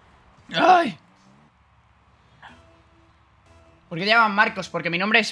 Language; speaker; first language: Spanish; native; Spanish